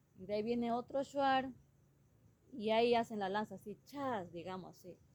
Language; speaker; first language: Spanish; non-native, local second language; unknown